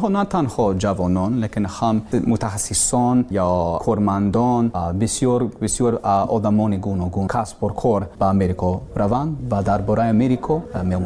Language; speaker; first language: Persian; non-native, learner; English